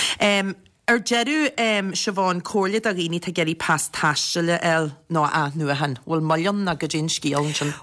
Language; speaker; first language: Irish; native; Irish